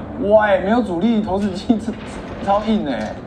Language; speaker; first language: Chinese; native; Chinese